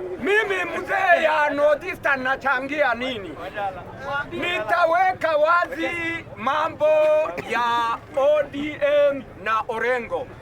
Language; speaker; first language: Swahili; non-native, local second language; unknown